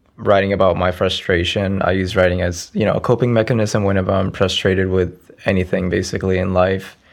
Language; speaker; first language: English; early bilingual, other home language; Arabic